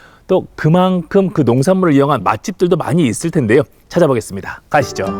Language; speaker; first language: Korean; native; Korean